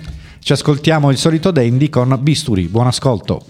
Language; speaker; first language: Italian; native; Italian